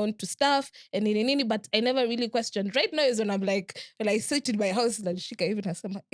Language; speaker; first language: English; non-native, local second language; Swahili